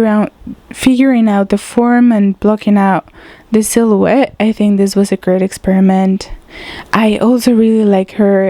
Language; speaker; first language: English; non-native, fluent; Spanish